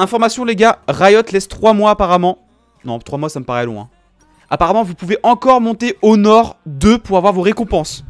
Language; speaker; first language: French; native; French